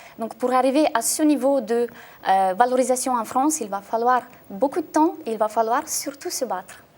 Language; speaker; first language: French; non-native, fluent; Russian